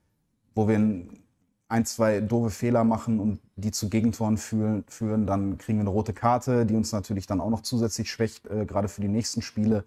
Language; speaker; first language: German; native; German